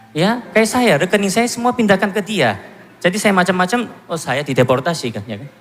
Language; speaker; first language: Indonesian; non-native, fluent; Korean